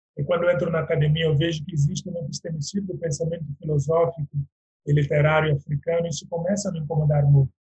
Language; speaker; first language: Portuguese; non-native, local second language; Upper Guinea Crioulo